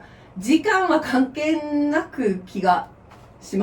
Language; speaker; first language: Japanese; non-native, fluent; English